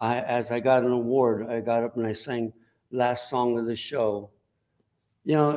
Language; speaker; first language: English; native; English